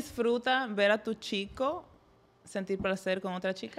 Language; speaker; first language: Spanish; native; Spanish